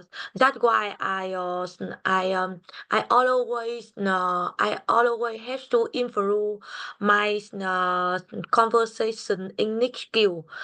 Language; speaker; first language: English; non-native, learner; Vietnamese